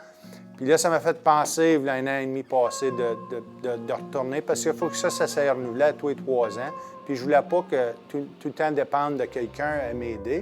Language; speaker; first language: French; native; French